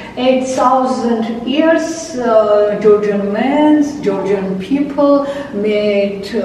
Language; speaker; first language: English; non-native, learner; Georgian